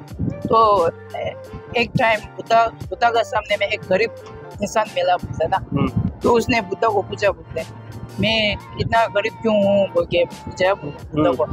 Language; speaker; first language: Hindi; non-native, local second language; Tibetan